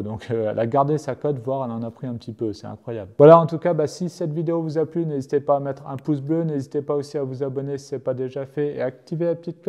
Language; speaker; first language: French; native; French